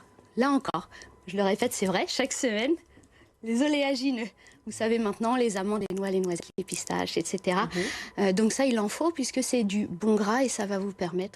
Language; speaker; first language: French; native; French